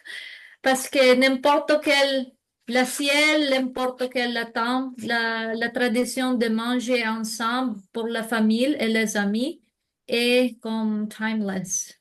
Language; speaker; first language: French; non-native, learner; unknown